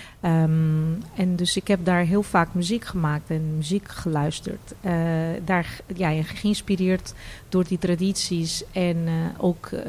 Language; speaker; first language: Dutch; non-native, fluent; Portuguese